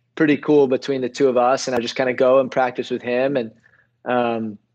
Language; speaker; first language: English; native; English